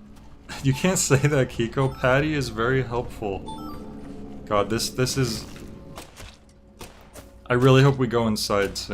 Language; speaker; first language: English; native; English